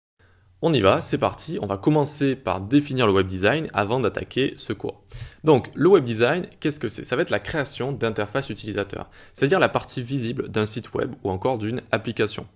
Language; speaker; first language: French; native; French